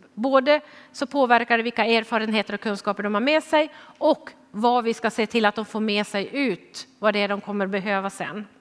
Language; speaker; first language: Swedish; native; Swedish